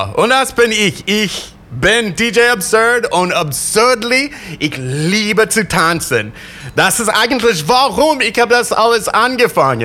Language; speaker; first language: German; non-native, learner; English